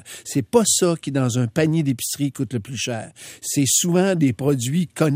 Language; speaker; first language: French; native; French